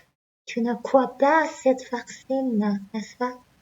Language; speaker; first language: French; non-native, learner; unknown